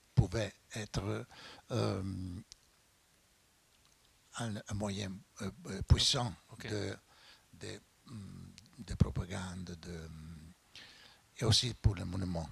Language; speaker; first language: French; non-native, fluent; Italian